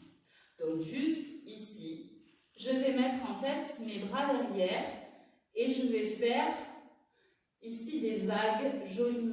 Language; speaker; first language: French; native; French